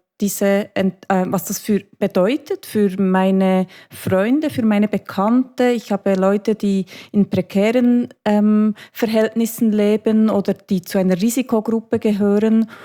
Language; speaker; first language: German; native; German